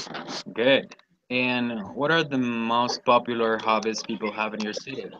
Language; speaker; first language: English; non-native, learner; Spanish